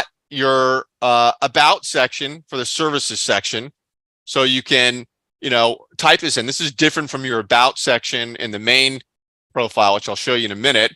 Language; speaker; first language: English; native; English